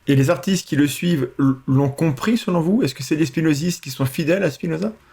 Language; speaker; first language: French; native; French